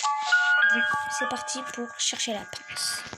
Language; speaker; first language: French; native; French